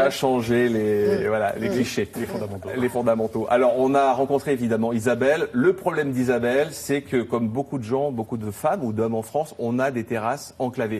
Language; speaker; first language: French; native; French